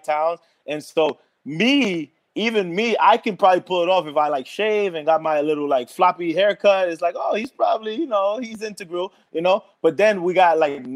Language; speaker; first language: English; native; English